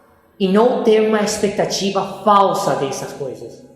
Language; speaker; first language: Portuguese; non-native, fluent; Spanish